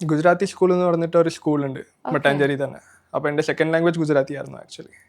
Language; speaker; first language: Malayalam; non-native, local second language; Gujarati